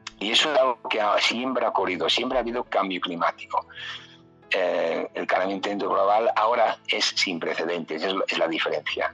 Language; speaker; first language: Spanish; early bilingual, other home language; English